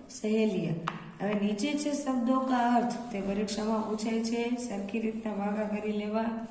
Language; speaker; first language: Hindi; non-native, local second language; Gujarati